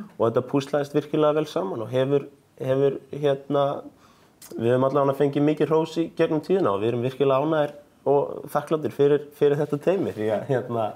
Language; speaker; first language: Icelandic; early bilingual, heritage; Icelandic